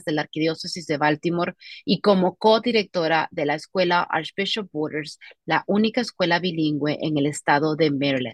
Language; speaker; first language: Spanish; native; Spanish